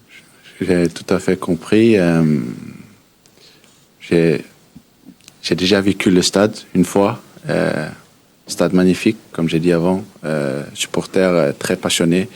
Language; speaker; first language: French; early bilingual, heritage; French